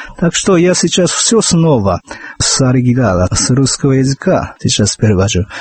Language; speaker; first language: Russian; non-native, fluent; Japanese